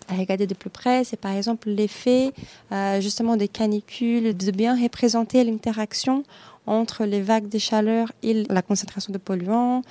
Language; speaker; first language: French; non-native, fluent; Portuguese